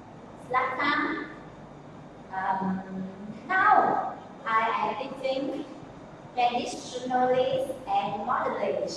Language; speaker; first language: English; non-native, learner; Vietnamese